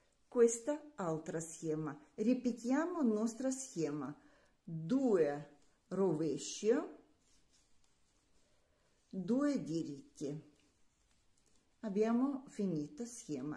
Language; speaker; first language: Italian; non-native, learner; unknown